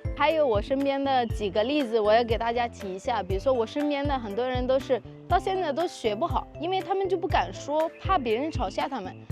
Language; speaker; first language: Chinese; non-native, fluent; Arabic